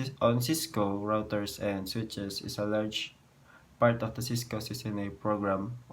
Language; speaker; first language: English; non-native, local second language; Filipino